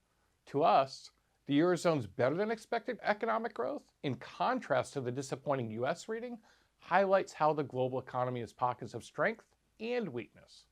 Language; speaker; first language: English; native; English